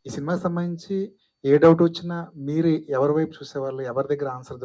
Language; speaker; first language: Telugu; native; Telugu